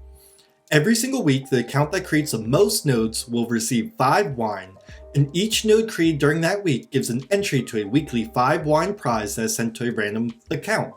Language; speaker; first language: English; native; English